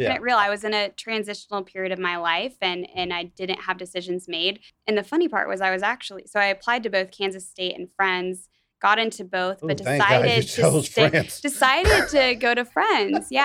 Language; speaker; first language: English; native; English